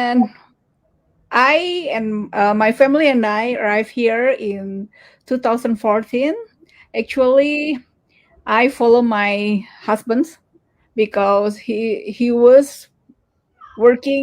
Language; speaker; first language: English; non-native, learner; Indonesian